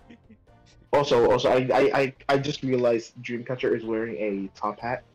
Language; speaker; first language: English; native; English